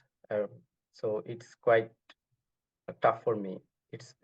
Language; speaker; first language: English; non-native, learner; Bangla